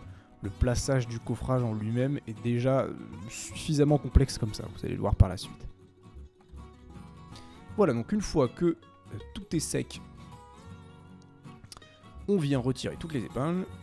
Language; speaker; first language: French; native; French